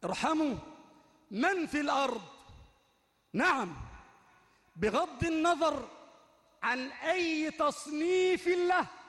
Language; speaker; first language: Arabic; native; Arabic